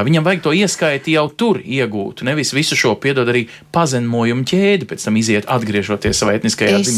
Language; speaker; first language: Latvian; native; Latvian